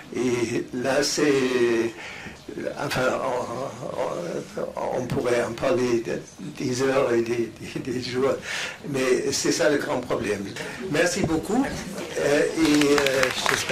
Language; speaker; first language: French; non-native, fluent; German